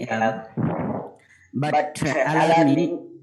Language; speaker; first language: English; non-native, learner; Bangla